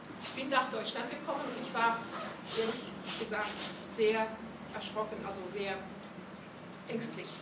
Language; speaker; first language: German; non-native, fluent; Hungarian